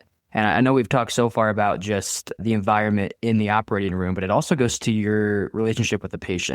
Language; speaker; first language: English; native; English